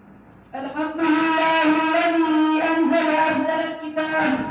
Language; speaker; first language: Arabic; non-native, learner; Urdu